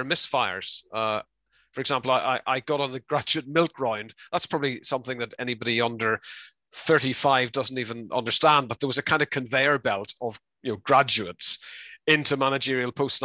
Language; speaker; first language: English; native; English